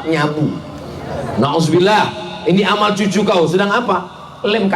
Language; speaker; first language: Indonesian; native; Indonesian